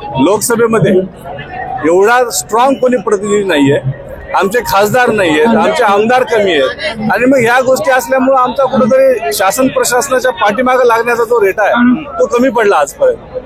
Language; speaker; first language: Marathi; non-native, local second language; Lambadi